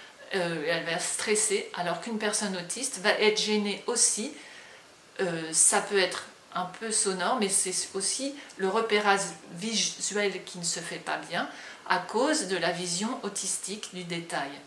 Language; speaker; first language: French; native; French